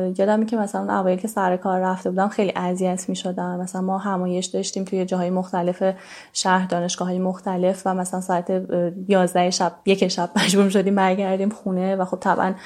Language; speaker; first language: Persian; native; Persian